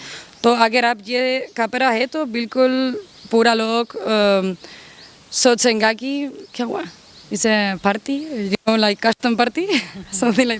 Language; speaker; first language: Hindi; non-native, learner; Spanish